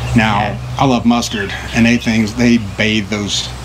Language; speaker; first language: English; native; English